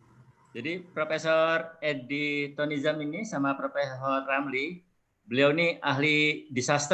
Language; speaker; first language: Indonesian; native; Indonesian